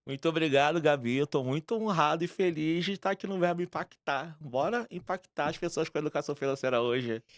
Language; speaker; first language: Portuguese; native; Portuguese